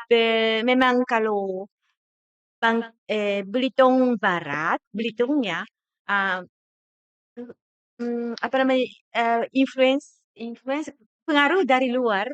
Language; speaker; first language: Indonesian; non-native, fluent; Japanese